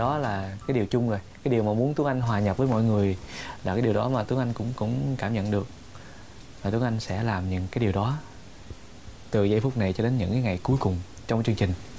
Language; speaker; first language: Vietnamese; native; Vietnamese